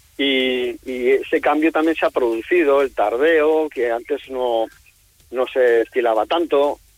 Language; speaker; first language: Spanish; native; Spanish